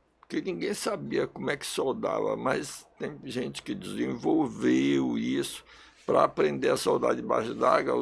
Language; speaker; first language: Portuguese; early bilingual, other home language; Russian